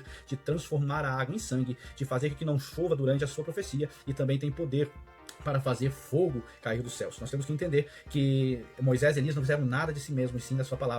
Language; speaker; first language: Portuguese; native; Portuguese